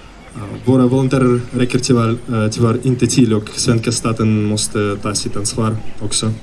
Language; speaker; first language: Swedish; non-native, fluent; Ukrainian